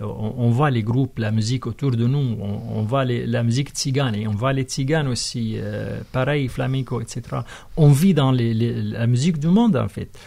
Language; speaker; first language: French; non-native, fluent; Arabic